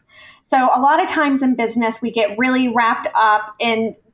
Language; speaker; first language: English; native; English